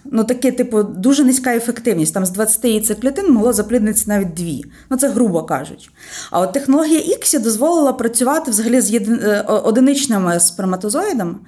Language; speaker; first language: Ukrainian; native; Ukrainian